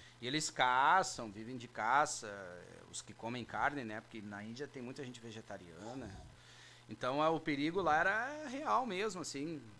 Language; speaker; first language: Portuguese; native; Portuguese